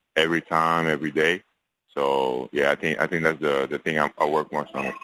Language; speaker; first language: English; non-native, fluent; French